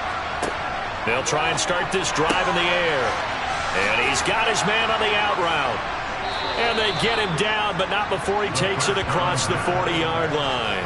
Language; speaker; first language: English; native; English